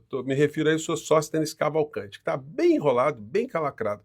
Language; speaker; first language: Portuguese; native; Portuguese